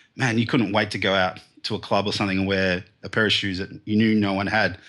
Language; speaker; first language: English; native; English